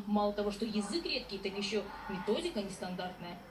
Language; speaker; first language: Russian; native; Russian